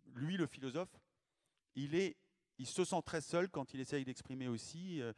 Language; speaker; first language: French; native; French